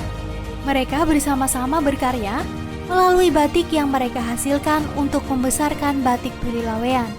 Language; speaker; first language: Indonesian; native; Indonesian